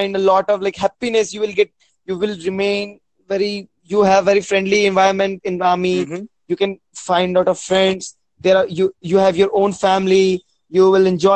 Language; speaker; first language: English; non-native, local second language; Hindi